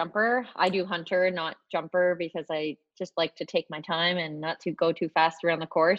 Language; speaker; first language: English; native; English